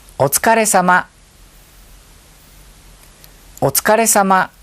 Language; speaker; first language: Japanese; non-native, learner; Thai